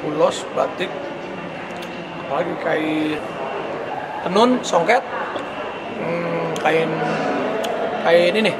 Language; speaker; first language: Indonesian; native; Indonesian